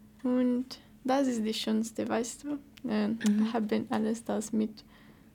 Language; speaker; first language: German; non-native, learner; Portuguese